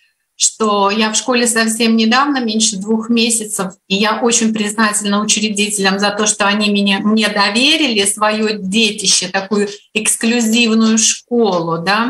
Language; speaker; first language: Russian; native; Russian